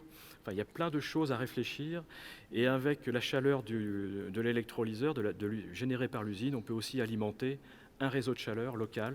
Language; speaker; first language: French; native; French